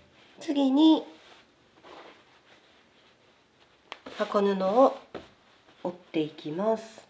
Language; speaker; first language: Japanese; native; Japanese